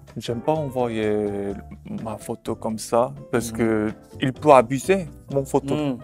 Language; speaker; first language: French; non-native, learner; Korean